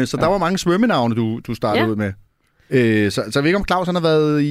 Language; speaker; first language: Danish; native; Danish